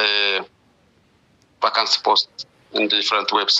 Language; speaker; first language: English; non-native, learner; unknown